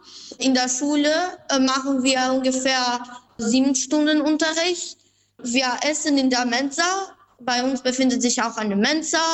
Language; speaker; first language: German; non-native, learner; Albanian